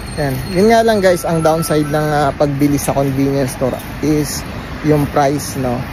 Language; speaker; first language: Filipino; native; Filipino